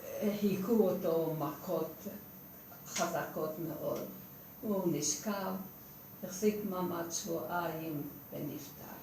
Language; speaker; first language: Hebrew; non-native, fluent; Hungarian